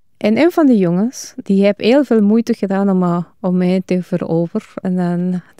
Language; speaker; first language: Dutch; non-native, fluent; Spanish